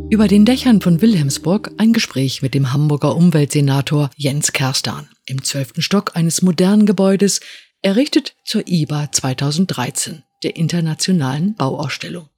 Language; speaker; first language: German; native; German